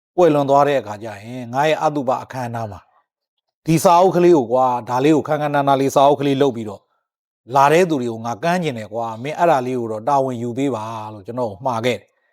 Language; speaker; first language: Burmese; native; Burmese